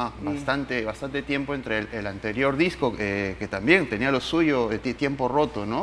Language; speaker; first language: Spanish; native; Spanish